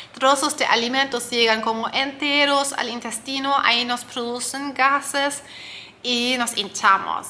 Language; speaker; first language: Spanish; non-native, fluent; German